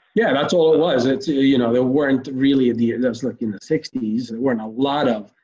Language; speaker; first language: English; early bilingual, other home language; Hebrew